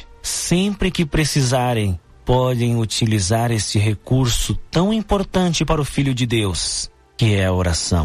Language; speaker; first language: Portuguese; native; Portuguese